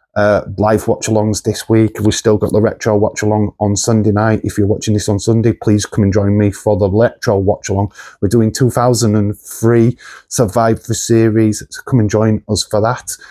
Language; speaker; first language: English; native; English